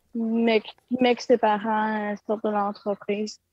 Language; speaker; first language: French; native; French